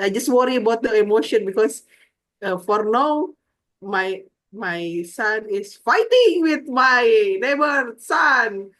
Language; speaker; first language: English; non-native, learner; Indonesian